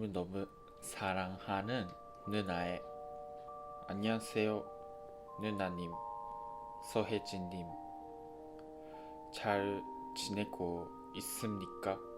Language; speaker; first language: Korean; non-native, fluent; Japanese